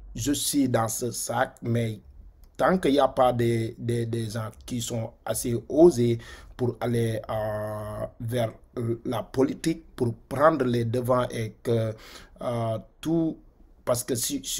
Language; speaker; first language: French; non-native, local second language; Wolof